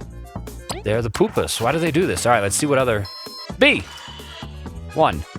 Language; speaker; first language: English; native; English